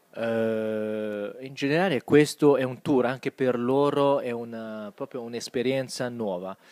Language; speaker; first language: Italian; non-native, fluent; Chinese